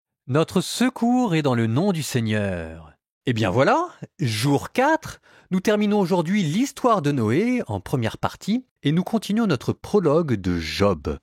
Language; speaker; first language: French; native; French